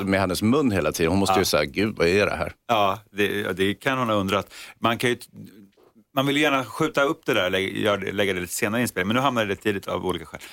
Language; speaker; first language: Swedish; native; Swedish